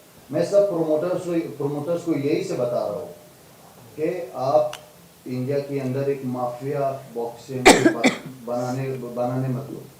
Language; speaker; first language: Hindi; non-native, fluent; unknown